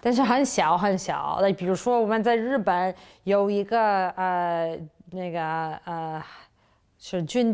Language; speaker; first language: Chinese; non-native, fluent; English